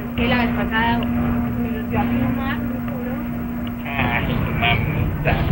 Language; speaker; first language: Spanish; native; Spanish